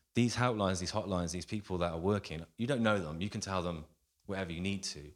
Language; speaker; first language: English; native; English